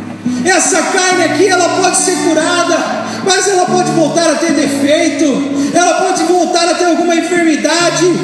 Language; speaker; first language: Portuguese; native; Portuguese